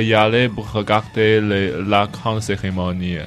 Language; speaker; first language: French; non-native, learner; Chinese